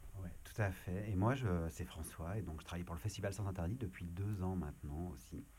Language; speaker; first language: French; native; French